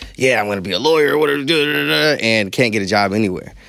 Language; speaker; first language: English; native; English